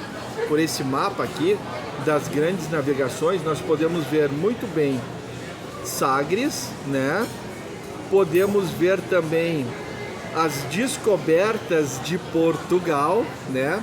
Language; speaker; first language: Portuguese; native; Portuguese